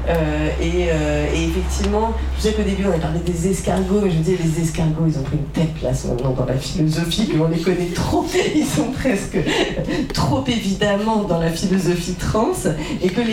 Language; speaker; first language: French; native; French